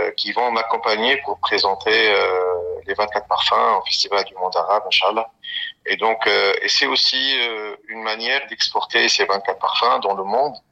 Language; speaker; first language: French; non-native, local second language; Arabic